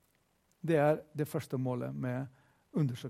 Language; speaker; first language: Norwegian; non-native, fluent; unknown